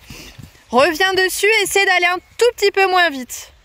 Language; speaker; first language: French; native; French